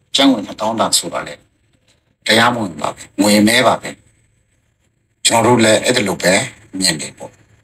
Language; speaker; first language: Burmese; non-native, local second language; Hakha Chin